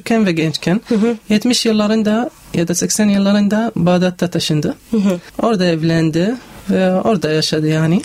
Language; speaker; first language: Turkish; non-native, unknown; Arabic